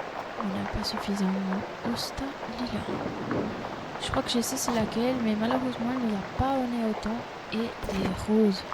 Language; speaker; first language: French; non-native, fluent; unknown